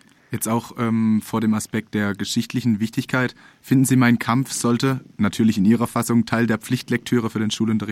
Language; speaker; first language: German; native; German